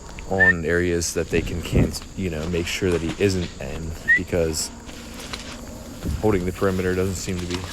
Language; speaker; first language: English; native; English